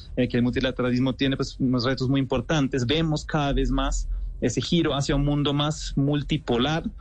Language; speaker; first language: Spanish; non-native, fluent; German